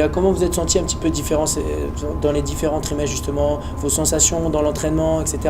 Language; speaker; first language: French; native; French